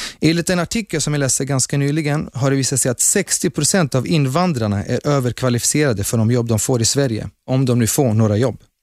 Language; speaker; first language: Swedish; early bilingual, other home language; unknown